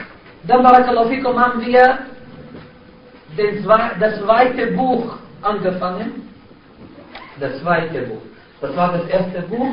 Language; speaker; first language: German; non-native, fluent; Arabic